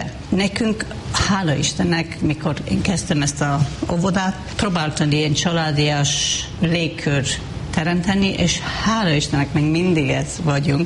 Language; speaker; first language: Hungarian; non-native, fluent; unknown